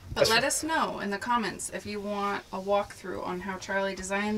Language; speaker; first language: English; native; English